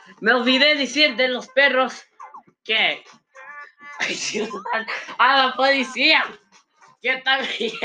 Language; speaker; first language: Spanish; non-native, learner; English